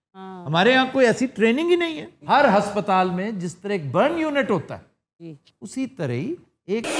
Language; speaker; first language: Urdu; non-native, local second language; Punjabi